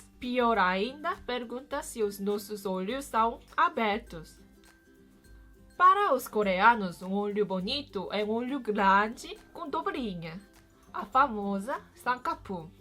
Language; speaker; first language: Portuguese; non-native, fluent; Korean